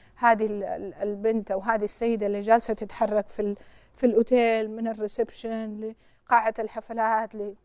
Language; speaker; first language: Arabic; native; Arabic